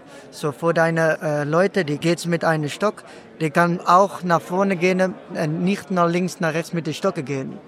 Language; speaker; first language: German; non-native, learner; Dutch